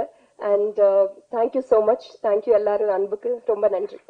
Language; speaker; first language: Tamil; non-native, learner; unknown